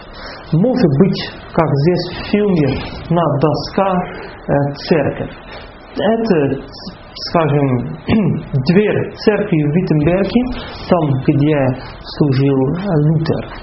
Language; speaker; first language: Russian; non-native, fluent; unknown